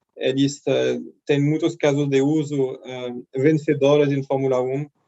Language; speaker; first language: Portuguese; non-native, fluent; French